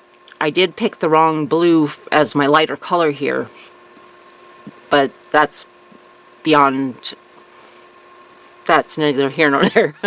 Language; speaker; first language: English; native; English